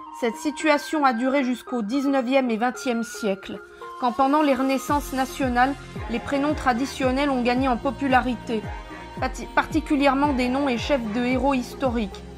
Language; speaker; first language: French; native; French